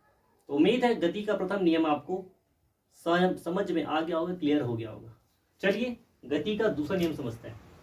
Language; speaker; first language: Hindi; native; Hindi